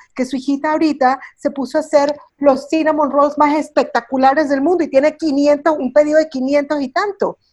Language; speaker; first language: Spanish; early bilingual, heritage; Spanish